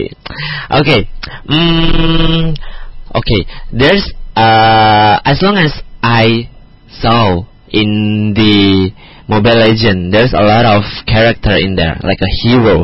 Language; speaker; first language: English; non-native, learner; Indonesian